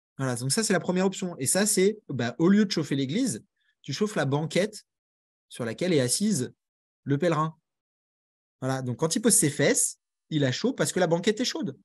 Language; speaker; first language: French; native; French